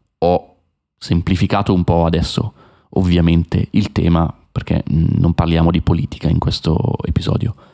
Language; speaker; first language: Italian; native; Italian